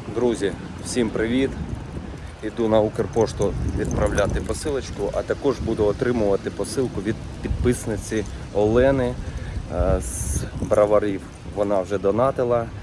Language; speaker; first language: Ukrainian; non-native, local second language; Russian